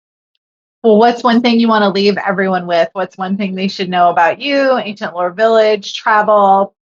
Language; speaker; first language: English; native; English